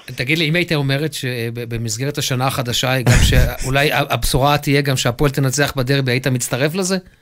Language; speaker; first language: Hebrew; native; Hebrew